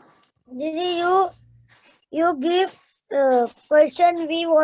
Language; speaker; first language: English; non-native, learner; Hindi